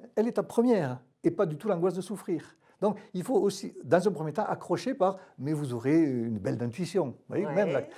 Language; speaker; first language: French; native; French